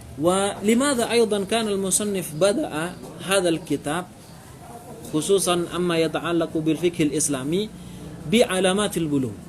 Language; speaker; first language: Arabic; non-native, fluent; Indonesian